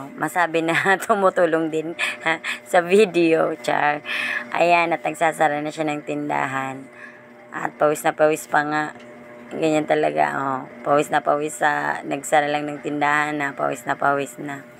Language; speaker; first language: Filipino; non-native, local second language; Masbatenyo